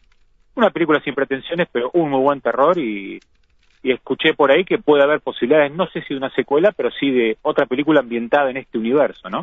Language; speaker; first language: Spanish; native; Spanish